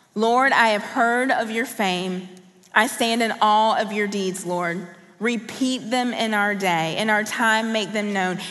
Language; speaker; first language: English; native; English